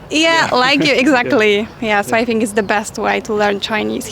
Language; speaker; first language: English; non-native, fluent; Polish